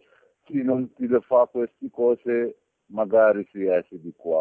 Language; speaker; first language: Italian; non-native, learner; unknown